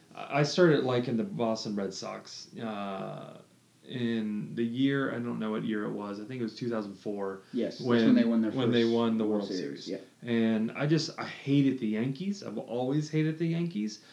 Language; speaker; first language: English; native; English